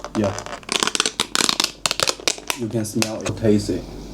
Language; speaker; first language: English; non-native, learner; Chinese